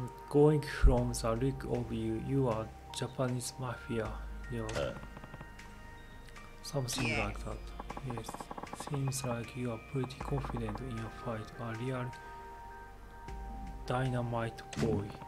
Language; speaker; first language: English; non-native, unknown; Japanese